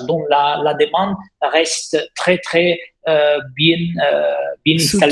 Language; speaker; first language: French; non-native, fluent; Italian